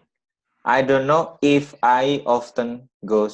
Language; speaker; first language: English; non-native, learner; Indonesian